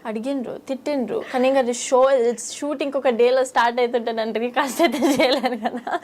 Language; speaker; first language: Telugu; early bilingual, heritage; Telugu